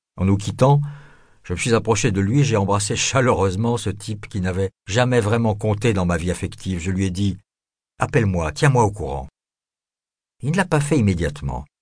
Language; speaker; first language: French; native; French